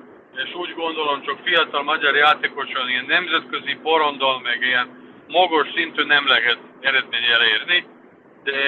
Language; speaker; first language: Hungarian; non-native, fluent; Serbian